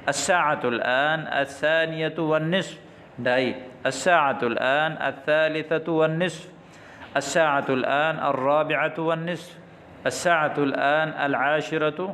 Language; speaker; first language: Arabic; non-native, fluent; Urdu